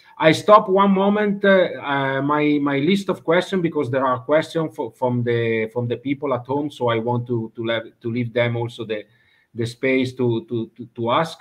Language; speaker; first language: English; non-native, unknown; Italian